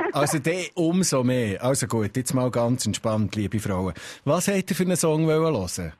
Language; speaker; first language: German; native; German